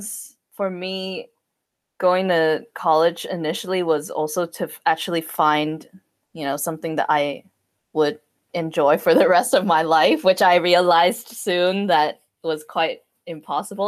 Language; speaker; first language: English; non-native, local second language; Cantonese